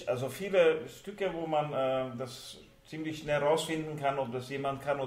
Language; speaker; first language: German; non-native, fluent; Hungarian